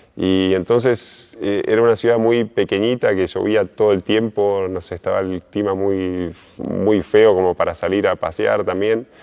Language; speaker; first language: Spanish; native; Spanish